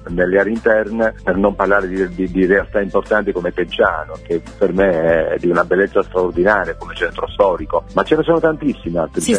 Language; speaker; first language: Italian; native; Italian